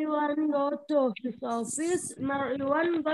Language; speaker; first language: English; non-native, learner; Indonesian